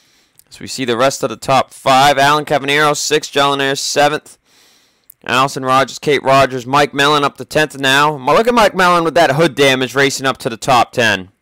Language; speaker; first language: English; native; English